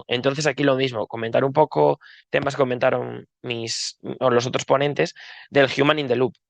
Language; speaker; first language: Spanish; native; Spanish